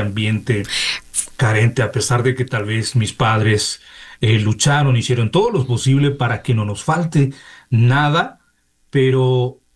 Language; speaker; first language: Spanish; native; Spanish